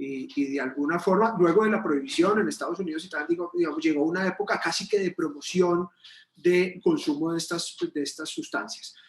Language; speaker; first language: Spanish; native; Spanish